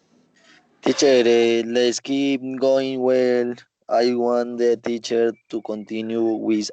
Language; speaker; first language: English; non-native, learner; Spanish